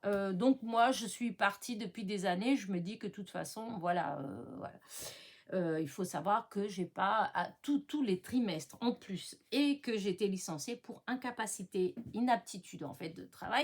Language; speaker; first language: French; native; French